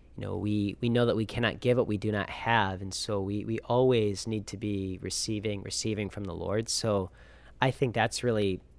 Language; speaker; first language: English; native; English